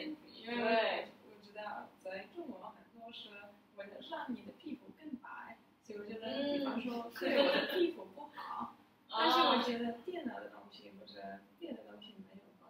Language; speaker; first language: Chinese; non-native, learner; English